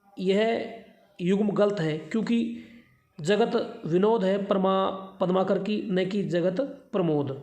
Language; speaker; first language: Hindi; native; Hindi